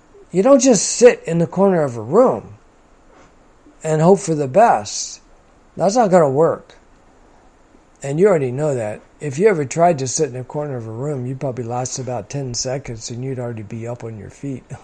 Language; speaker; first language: English; native; English